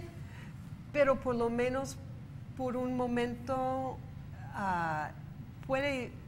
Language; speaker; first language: Spanish; non-native, fluent; English